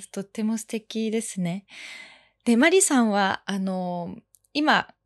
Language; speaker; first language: Japanese; early bilingual, heritage; French